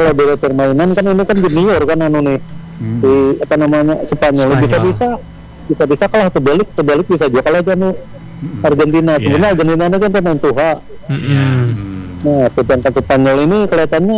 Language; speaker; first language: Indonesian; native; Indonesian